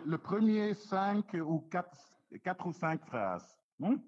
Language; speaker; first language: French; non-native, local second language; Dutch